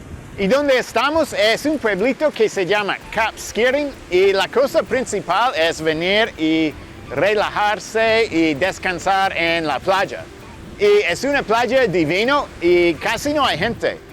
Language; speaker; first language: Spanish; non-native, fluent; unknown